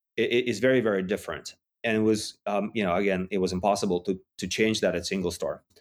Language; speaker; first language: English; non-native, fluent; Russian